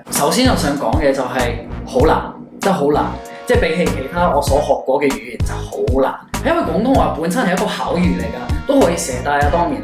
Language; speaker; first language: Cantonese; non-native, fluent; English